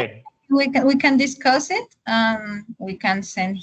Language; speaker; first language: English; non-native, learner; Spanish